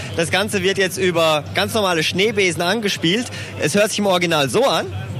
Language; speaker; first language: German; native; German